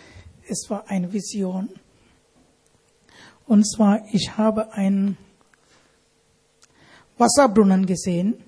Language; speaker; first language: German; non-native, learner; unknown